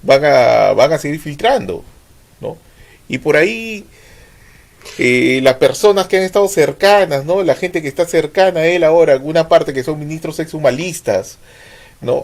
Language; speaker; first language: Spanish; native; Spanish